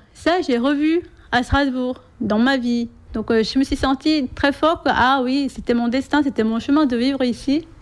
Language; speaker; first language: French; non-native, fluent; Korean